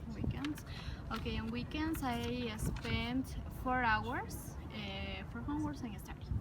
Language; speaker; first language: English; non-native, learner; Spanish